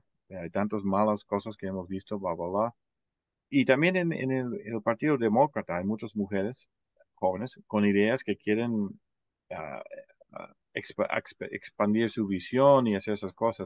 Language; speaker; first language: Spanish; non-native, fluent; English